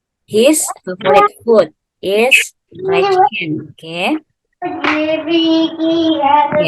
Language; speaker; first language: English; non-native, fluent; Indonesian